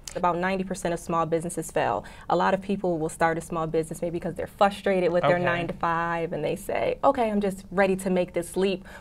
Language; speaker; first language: English; native; English